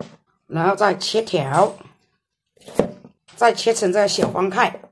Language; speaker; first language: Chinese; native; Chinese